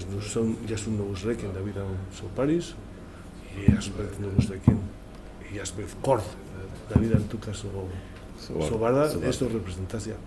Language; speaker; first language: Macedonian; non-native, learner; Spanish